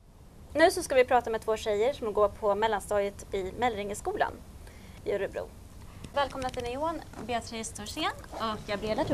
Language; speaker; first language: Swedish; native; Swedish